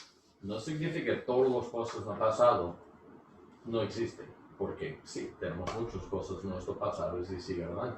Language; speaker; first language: Spanish; non-native, learner; English